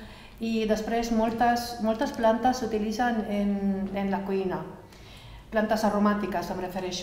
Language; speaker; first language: Catalan; non-native, fluent; Romanian